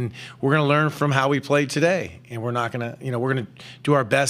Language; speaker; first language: English; native; English